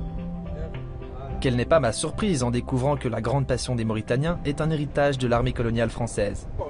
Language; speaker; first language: French; native; French